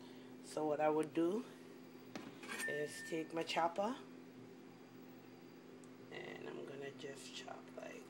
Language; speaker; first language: English; native; English